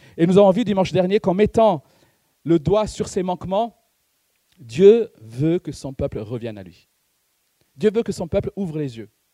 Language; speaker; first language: French; non-native, local second language; Malagasy